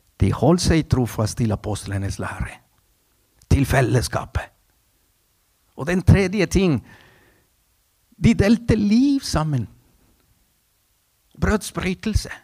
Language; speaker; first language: Norwegian; non-native, fluent; Spanish